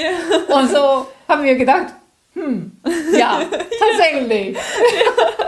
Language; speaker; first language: German; non-native, learner; Korean